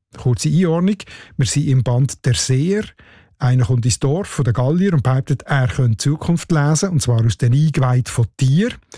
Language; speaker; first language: German; native; German